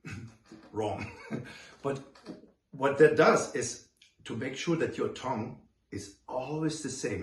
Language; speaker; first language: English; non-native, fluent; German